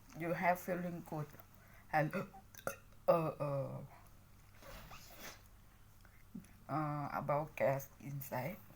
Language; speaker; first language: English; non-native, learner; Thai